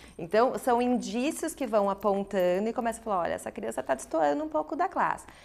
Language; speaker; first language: Portuguese; native; Portuguese